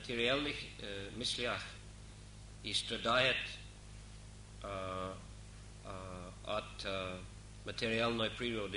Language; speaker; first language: Russian; non-native, fluent; English